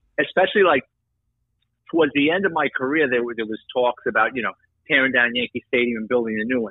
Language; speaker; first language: English; native; English